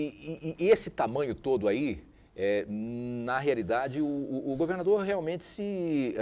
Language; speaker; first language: Portuguese; native; Portuguese